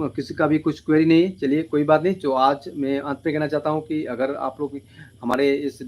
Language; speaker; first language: Hindi; non-native, local second language; Bangla